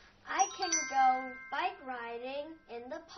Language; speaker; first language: English; non-native, fluent; Chinese